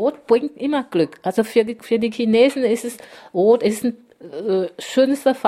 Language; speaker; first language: German; non-native, learner; Chinese